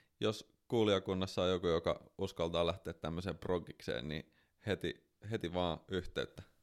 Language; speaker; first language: Finnish; native; Finnish